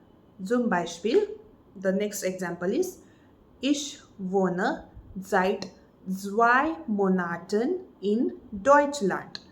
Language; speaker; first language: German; non-native, fluent; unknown